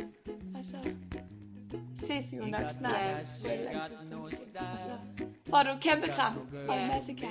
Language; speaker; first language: Danish; native; Danish